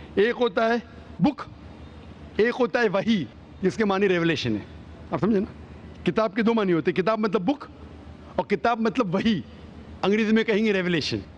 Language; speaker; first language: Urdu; non-native, local second language; Konkani